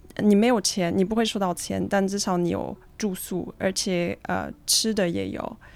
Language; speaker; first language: Chinese; non-native, fluent; French